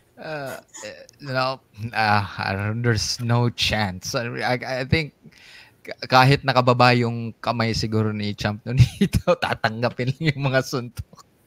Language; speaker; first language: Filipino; non-native, local second language; Cebuano